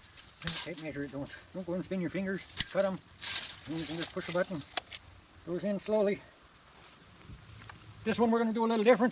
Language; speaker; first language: English; native; English